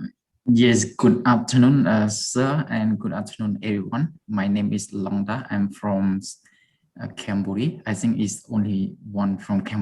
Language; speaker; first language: English; non-native, fluent; Khmer